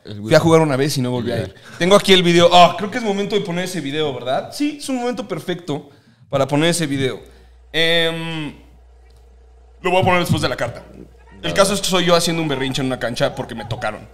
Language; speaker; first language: Spanish; native; Spanish